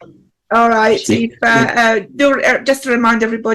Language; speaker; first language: English; non-native, fluent; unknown